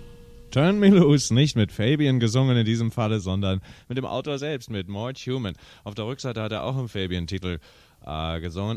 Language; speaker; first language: German; native; German